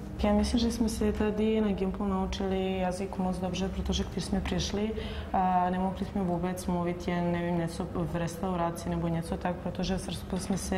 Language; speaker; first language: Czech; non-native, learner; Serbian